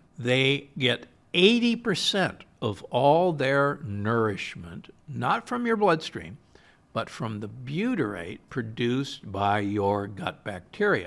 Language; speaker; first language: English; native; English